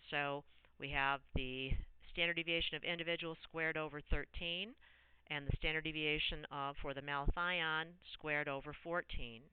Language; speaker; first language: English; native; English